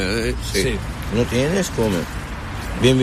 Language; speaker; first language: Spanish; non-native, learner; Arabic